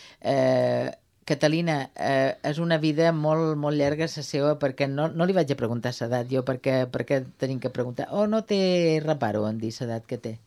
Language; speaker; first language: Catalan; native; Catalan